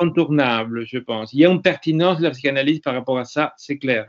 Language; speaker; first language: French; non-native, fluent; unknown